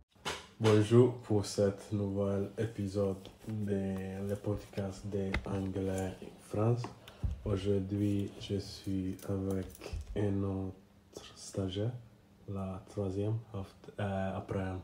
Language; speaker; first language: French; non-native, learner; English